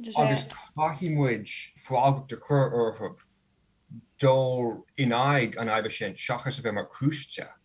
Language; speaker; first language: Irish; non-native, fluent; English